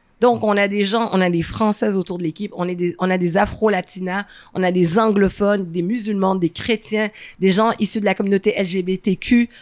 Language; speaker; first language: French; native; French